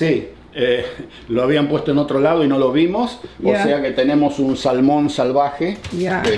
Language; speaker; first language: Spanish; native; Spanish